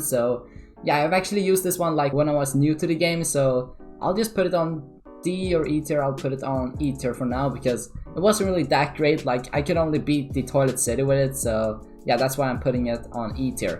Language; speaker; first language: English; native; English